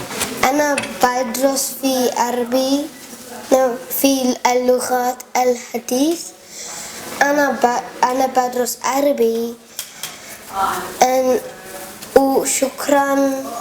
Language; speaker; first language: Arabic; non-native, learner; English